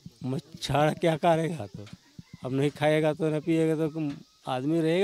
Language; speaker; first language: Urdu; non-native, local second language; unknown